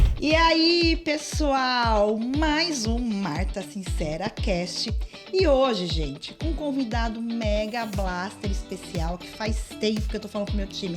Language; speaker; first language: Portuguese; native; Portuguese